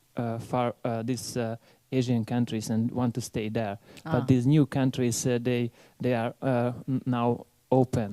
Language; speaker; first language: English; non-native, learner; Hungarian